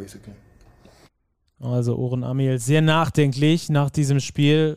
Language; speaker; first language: German; native; German